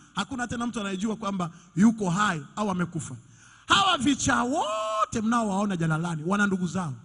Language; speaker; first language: Swahili; non-native, local second language; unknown